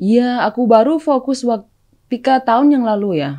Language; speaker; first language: Indonesian; non-native, fluent; Thai